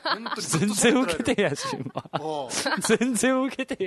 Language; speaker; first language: Japanese; native; Japanese